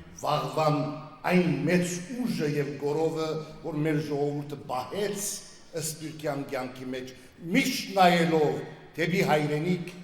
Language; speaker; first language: Armenian; early bilingual, heritage; Armenian